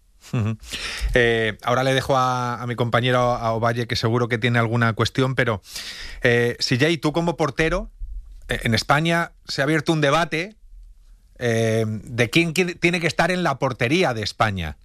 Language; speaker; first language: Spanish; native; Spanish